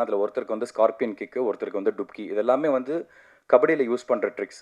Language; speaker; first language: Tamil; native; Tamil